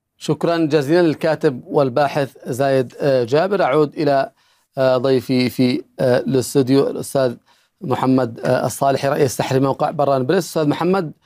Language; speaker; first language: Arabic; native; Arabic